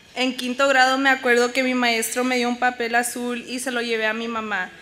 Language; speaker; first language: Spanish; early bilingual, heritage; Spanish